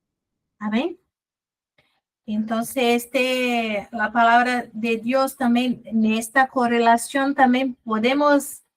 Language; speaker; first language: Spanish; non-native, fluent; Portuguese